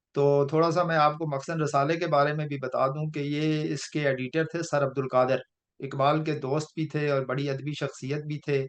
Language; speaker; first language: Urdu; non-native, local second language; Pahari-Potwari